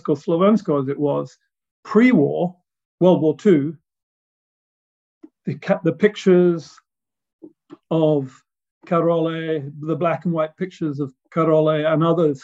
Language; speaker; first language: English; native; English